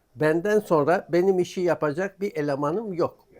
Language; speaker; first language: Turkish; non-native, local second language; Armenian